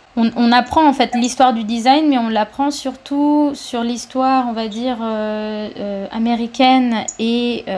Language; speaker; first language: French; early bilingual, other home language; Spanish